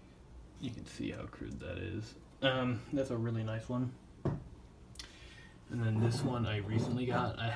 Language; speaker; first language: English; native; English